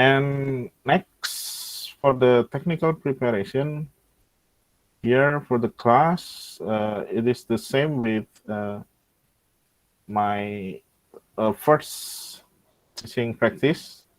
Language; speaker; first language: English; non-native, local second language; Indonesian